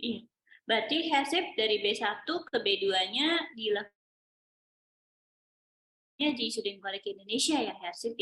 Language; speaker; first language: Indonesian; native; Indonesian